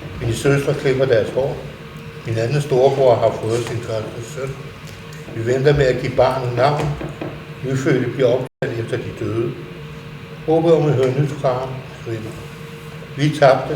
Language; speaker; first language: Danish; native; Danish